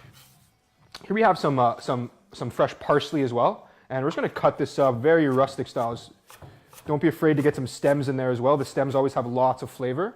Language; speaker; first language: English; native; English